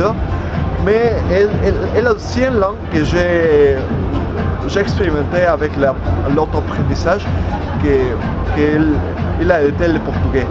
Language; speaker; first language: French; non-native, learner; Spanish